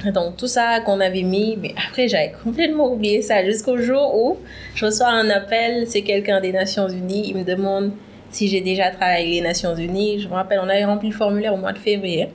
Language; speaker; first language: French; non-native, local second language; Wolof